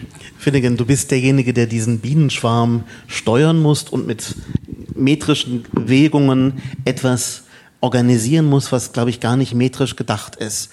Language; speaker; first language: German; native; German